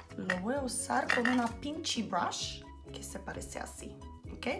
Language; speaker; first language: Spanish; non-native, learner; Bosnian